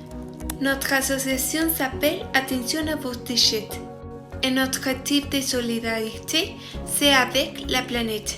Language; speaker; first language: French; non-native, learner; Spanish